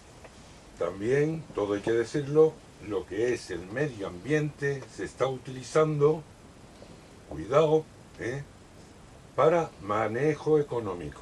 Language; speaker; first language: Spanish; native; Spanish